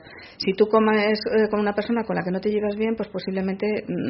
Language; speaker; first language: Spanish; native; Spanish